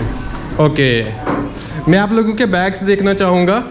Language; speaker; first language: Hindi; native; Hindi